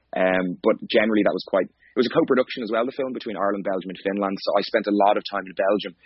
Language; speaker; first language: English; native; English